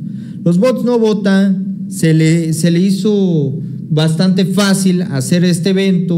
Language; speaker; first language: Spanish; native; Spanish